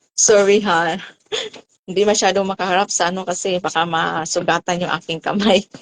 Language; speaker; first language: Filipino; non-native, local second language; Cebuano